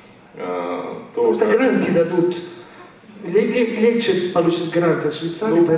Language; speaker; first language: Russian; non-native, fluent; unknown